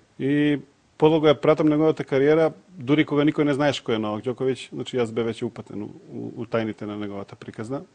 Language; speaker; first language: Macedonian; non-native, local second language; Serbian